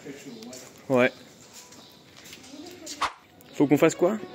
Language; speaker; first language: French; native; French